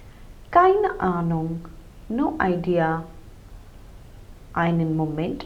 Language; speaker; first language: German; non-native, fluent; Hindi